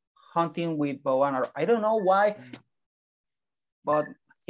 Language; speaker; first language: English; non-native, fluent; Spanish